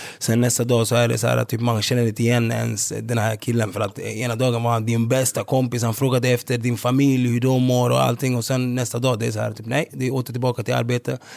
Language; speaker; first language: Swedish; early bilingual, other home language; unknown